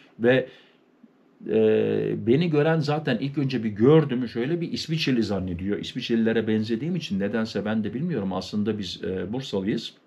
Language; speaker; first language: Turkish; native; Turkish